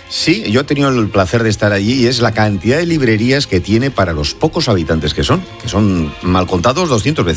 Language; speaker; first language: Spanish; native; Spanish